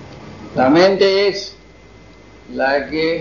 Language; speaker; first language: Spanish; non-native, fluent; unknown